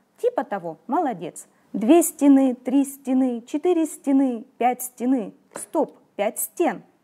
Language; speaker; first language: Russian; native; Russian